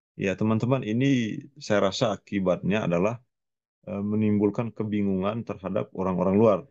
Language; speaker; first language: Indonesian; non-native, local second language; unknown